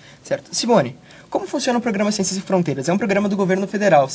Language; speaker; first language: Portuguese; native; Portuguese